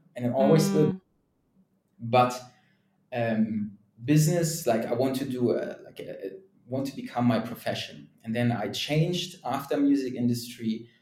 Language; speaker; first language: English; non-native, fluent; German